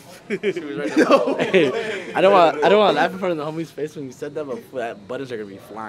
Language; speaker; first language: English; early bilingual, other home language; Spanish